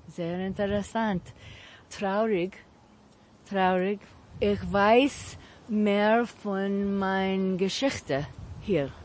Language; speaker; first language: German; non-native, learner; English